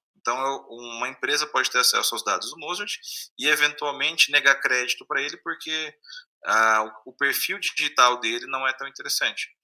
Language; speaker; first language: Portuguese; native; Portuguese